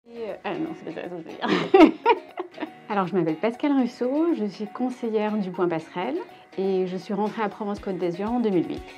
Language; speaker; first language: French; native; French